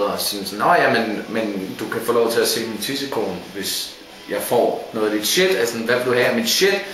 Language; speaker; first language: Danish; native; Danish